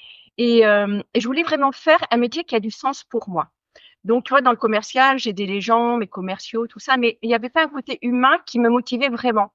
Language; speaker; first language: French; native; French